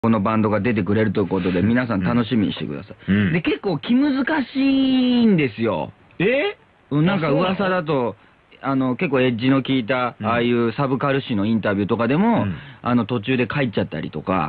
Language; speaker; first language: Japanese; native; Japanese